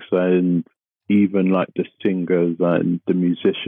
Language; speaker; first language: English; native; English